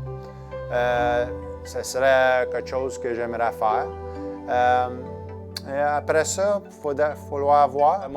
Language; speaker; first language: French; native; French